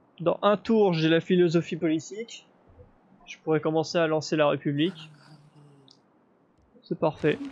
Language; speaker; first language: French; native; French